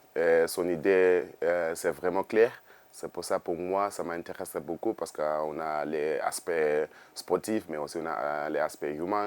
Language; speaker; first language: French; non-native, fluent; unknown